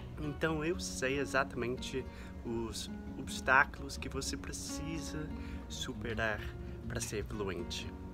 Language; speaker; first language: Portuguese; non-native, fluent; English